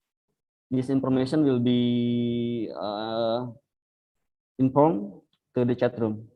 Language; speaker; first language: English; non-native, fluent; Indonesian